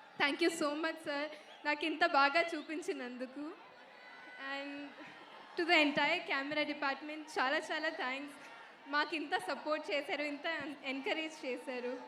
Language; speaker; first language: Telugu; non-native, local second language; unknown